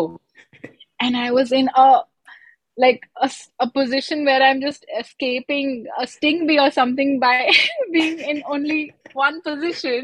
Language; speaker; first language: English; non-native, local second language; Hindi